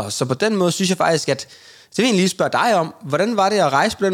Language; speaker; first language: Danish; native; Danish